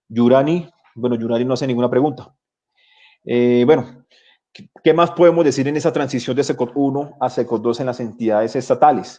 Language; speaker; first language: Spanish; native; Spanish